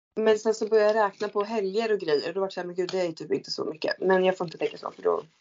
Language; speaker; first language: Swedish; native; Swedish